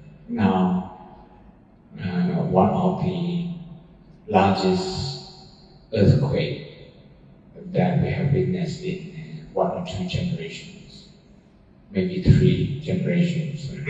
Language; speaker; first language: English; non-native, fluent; Burmese